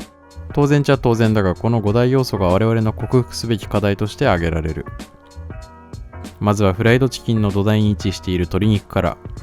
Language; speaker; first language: Japanese; native; Japanese